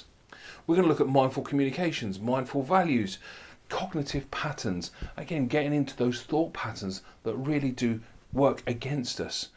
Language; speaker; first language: English; native; English